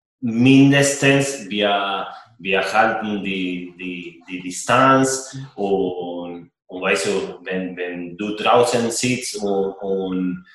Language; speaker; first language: German; non-native, fluent; Spanish